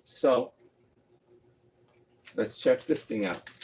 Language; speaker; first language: English; native; English